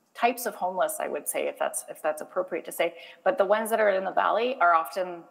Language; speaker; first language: English; native; English